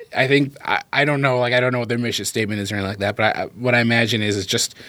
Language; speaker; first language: English; native; English